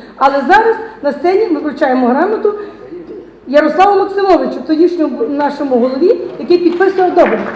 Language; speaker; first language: Ukrainian; native; Ukrainian